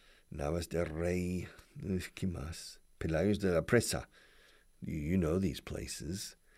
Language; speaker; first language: Spanish; non-native, fluent; English